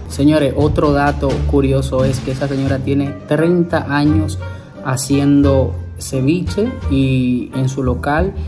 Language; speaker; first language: Spanish; native; Spanish